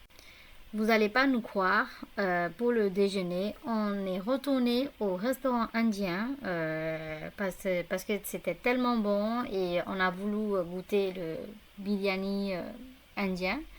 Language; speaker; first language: French; non-native, fluent; Burmese